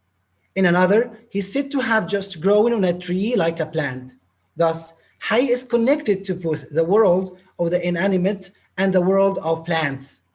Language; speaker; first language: English; non-native, local second language; Arabic